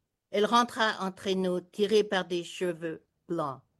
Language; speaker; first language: French; early bilingual, heritage; French